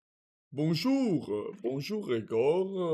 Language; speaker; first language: French; non-native, learner; Russian